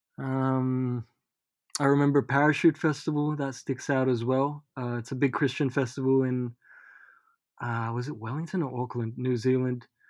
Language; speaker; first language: English; early bilingual, other home language; Filipino